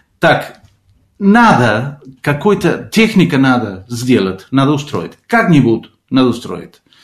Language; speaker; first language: Russian; non-native, fluent; Spanish